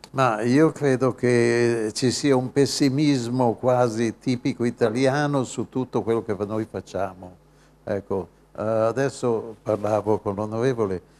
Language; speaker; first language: Italian; native; Italian